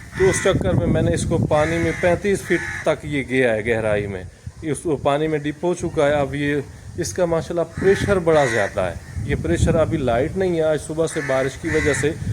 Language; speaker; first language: Urdu; non-native, local second language; Punjabi